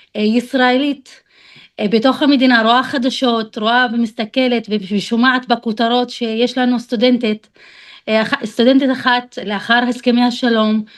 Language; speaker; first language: Hebrew; non-native, local second language; Arabic